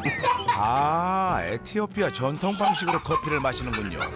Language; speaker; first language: Korean; native; Korean